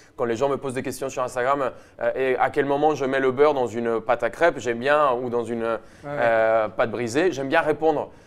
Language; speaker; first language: French; non-native, fluent; Spanish